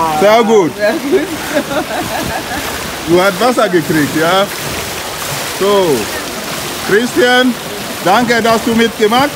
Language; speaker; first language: German; non-native, learner; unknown